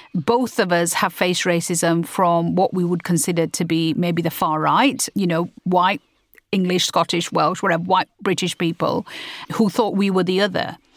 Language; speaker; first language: English; early bilingual, other home language; Punjabi